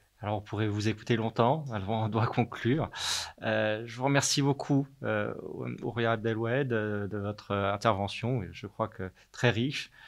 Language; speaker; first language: French; native; French